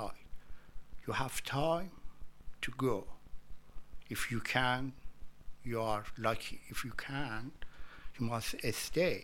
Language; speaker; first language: English; non-native, learner; Persian